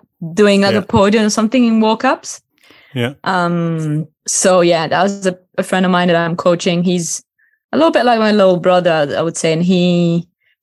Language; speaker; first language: English; non-native, fluent; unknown